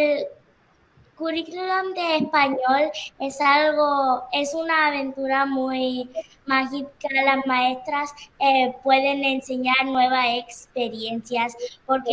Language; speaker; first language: Spanish; early bilingual, heritage; Spanish